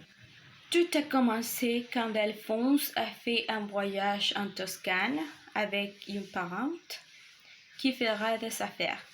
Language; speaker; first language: French; non-native, learner; Spanish